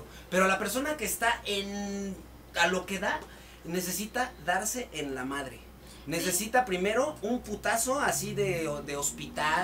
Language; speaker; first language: Spanish; native; Spanish